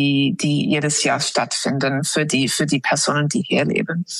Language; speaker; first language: German; non-native, fluent; English